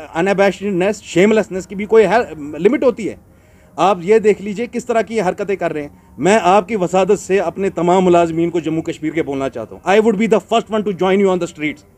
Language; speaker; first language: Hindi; non-native, local second language; Kashmiri